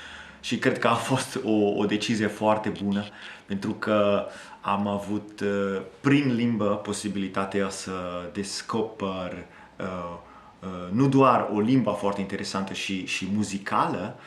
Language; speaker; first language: Romanian; non-native, fluent; Italian